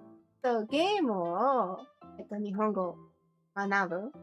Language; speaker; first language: Japanese; non-native, learner; English